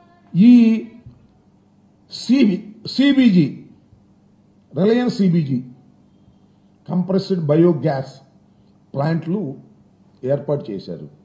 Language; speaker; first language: Telugu; native; Telugu